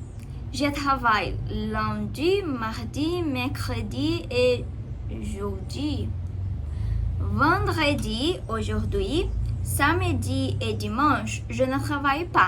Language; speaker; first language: French; non-native, learner; Portuguese